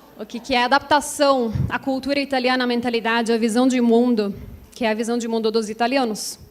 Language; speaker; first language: Portuguese; non-native, fluent; Italian